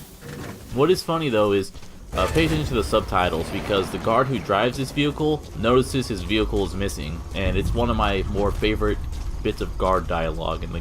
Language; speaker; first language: English; native; English